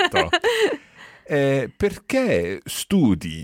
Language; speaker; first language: Italian; non-native, fluent; English